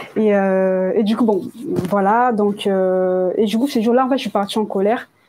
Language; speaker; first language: French; early bilingual, other home language; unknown